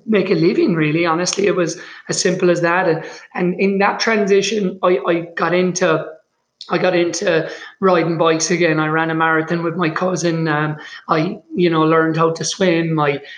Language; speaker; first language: English; native; English